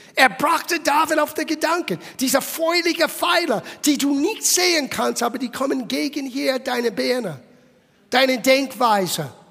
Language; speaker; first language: German; non-native, fluent; English